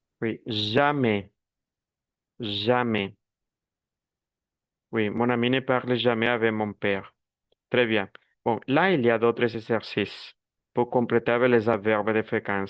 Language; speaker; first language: French; non-native, fluent; Spanish